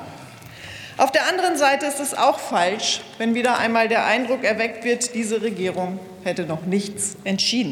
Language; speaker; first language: German; native; German